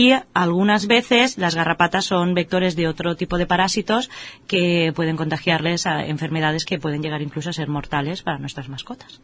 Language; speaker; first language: Spanish; native; Spanish